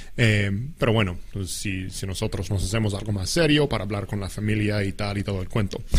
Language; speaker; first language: Spanish; non-native, fluent; English